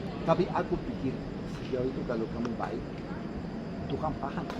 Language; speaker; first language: Indonesian; non-native, fluent; Spanish